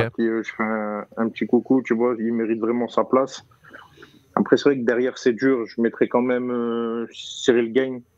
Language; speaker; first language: French; native; French